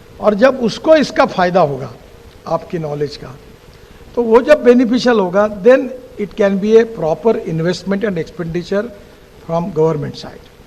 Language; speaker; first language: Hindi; non-native, local second language; Marathi